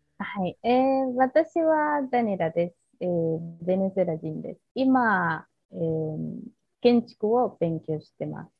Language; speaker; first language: Japanese; non-native, learner; Spanish